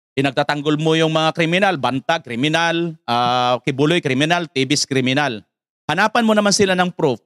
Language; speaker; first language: Filipino; native; Filipino